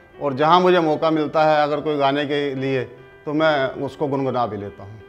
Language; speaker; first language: Urdu; non-native, local second language; Punjabi